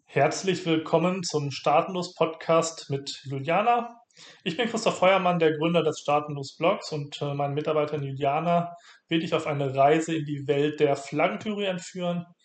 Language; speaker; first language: German; native; German